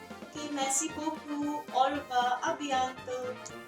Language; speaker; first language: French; non-native, fluent; Hindi